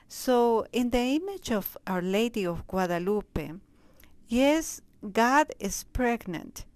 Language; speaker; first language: English; non-native, fluent; Spanish